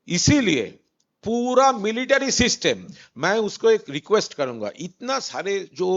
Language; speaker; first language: Hindi; non-native, local second language; Bangla